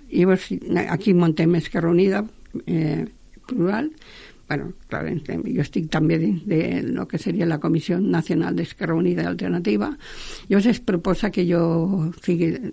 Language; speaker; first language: Catalan; non-native, local second language; Spanish